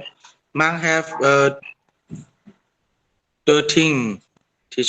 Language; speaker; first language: English; non-native, learner; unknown